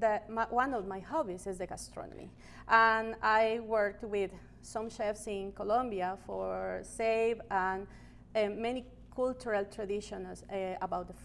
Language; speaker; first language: English; non-native, learner; Spanish